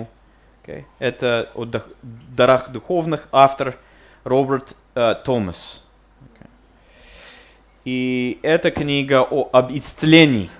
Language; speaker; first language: Russian; non-native, fluent; English